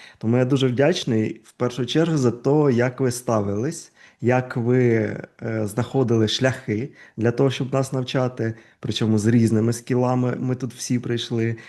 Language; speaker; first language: Ukrainian; native; Ukrainian